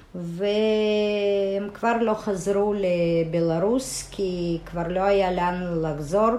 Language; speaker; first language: Hebrew; non-native, fluent; Kazakh